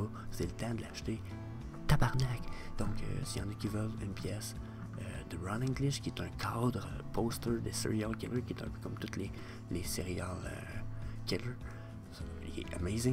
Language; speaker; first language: French; native; French